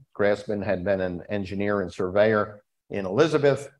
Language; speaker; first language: English; native; English